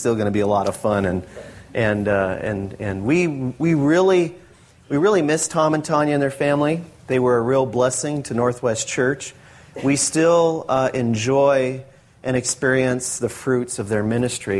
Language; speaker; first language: English; native; English